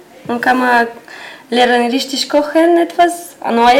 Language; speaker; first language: German; non-native, learner; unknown